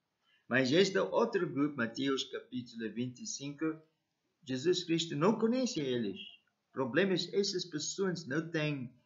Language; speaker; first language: Portuguese; non-native, learner; English